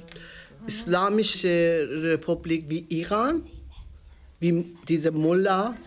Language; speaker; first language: German; non-native, learner; Persian